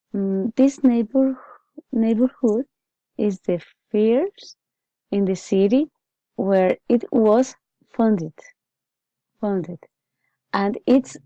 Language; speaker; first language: English; non-native, learner; Spanish